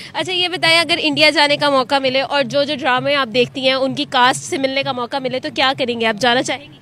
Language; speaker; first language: Urdu; non-native, local second language; Punjabi